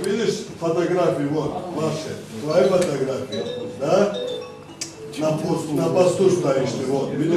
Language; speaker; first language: Russian; non-native, fluent; Azerbaijani